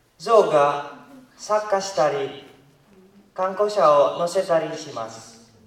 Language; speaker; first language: Japanese; non-native, learner; Indonesian